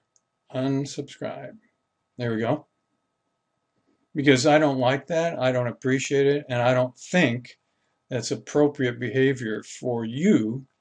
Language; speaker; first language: English; native; English